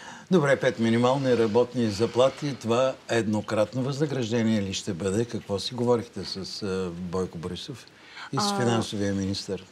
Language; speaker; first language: Bulgarian; native; Bulgarian